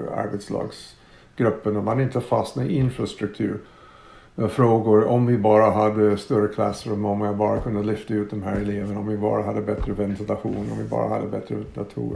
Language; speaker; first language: Swedish; non-native, fluent; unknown